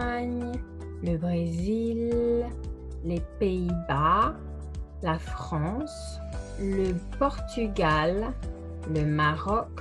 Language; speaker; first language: French; non-native, fluent; English